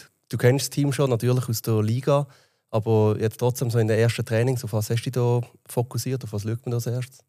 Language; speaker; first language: German; native; German